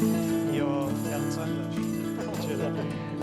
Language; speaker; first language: Chinese; non-native, learner; French